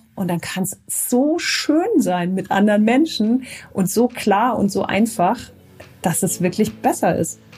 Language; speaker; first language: German; native; German